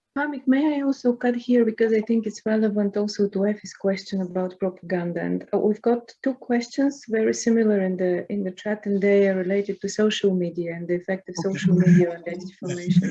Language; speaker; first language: English; non-native, fluent; Bulgarian